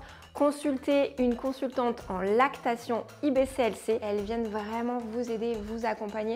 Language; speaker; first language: French; native; French